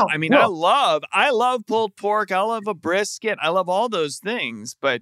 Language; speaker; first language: English; native; English